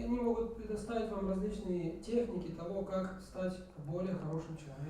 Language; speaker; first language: Russian; native; Russian